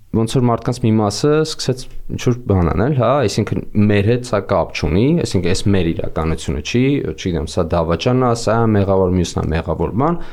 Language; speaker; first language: Armenian; native; Armenian